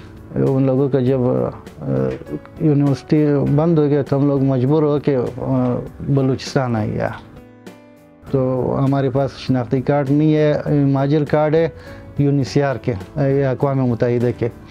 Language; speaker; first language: Hindi; non-native, learner; Pashto